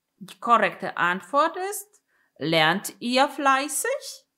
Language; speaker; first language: German; non-native, fluent; Polish